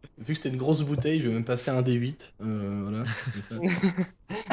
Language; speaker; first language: French; native; French